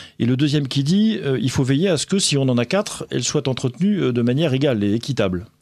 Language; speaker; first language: French; native; French